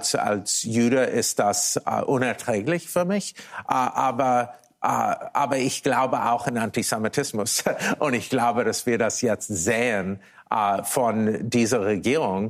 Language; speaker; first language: German; non-native, fluent; English